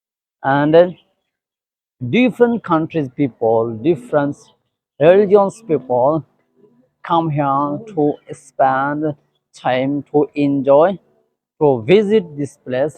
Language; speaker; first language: English; non-native, learner; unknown